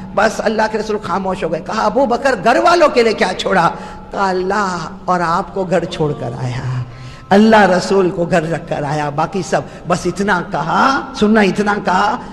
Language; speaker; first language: Urdu; native; Urdu